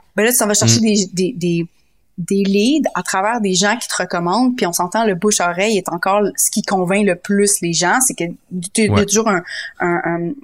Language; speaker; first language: French; native; French